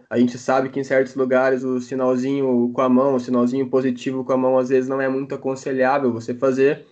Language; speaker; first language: Portuguese; native; Portuguese